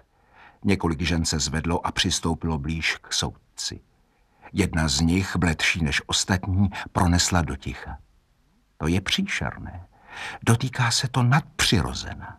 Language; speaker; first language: Czech; native; Czech